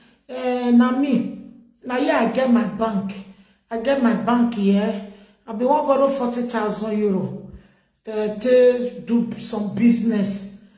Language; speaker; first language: English; non-native, local second language; Bini